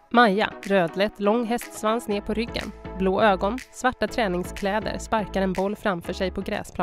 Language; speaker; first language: Swedish; native; Swedish